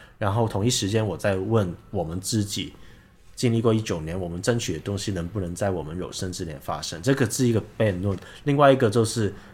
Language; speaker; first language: Chinese; non-native, local second language; Cantonese